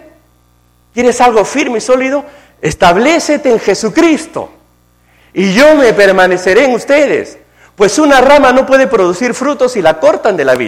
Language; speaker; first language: Spanish; native; Spanish